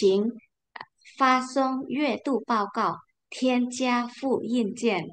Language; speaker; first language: Chinese; non-native, fluent; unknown